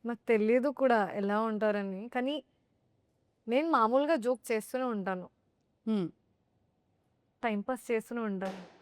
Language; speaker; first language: Telugu; non-native, fluent; Hindi